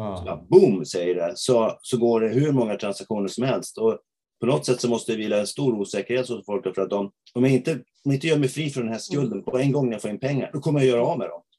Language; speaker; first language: Swedish; native; Swedish